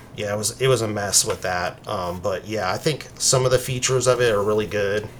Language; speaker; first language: English; native; English